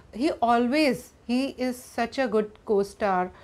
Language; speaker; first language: Hindi; native; Hindi